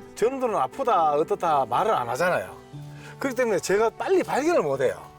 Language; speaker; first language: Korean; native; Korean